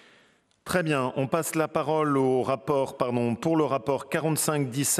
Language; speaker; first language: French; native; French